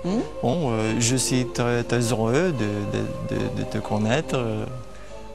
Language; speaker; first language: French; non-native, fluent; Romanian